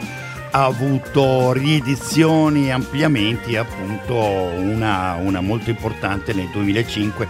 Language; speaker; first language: Italian; native; Italian